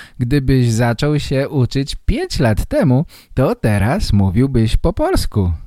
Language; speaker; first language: Polish; native; Polish